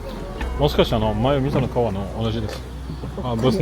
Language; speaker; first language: Japanese; non-native, fluent; French